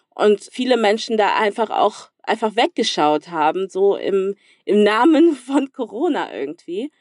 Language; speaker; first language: German; native; German